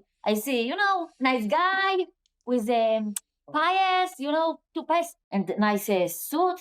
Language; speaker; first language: English; non-native, learner; Hebrew